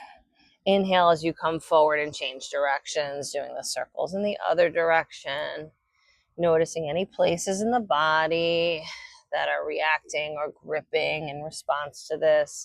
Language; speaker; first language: English; native; English